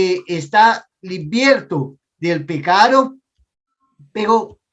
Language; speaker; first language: Spanish; non-native, fluent; Portuguese